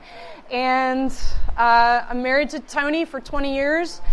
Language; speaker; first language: English; native; English